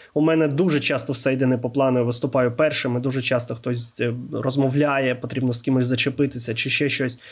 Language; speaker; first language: Ukrainian; non-native, local second language; Russian